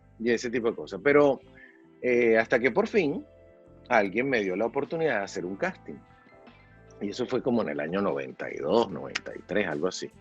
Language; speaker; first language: Spanish; native; Spanish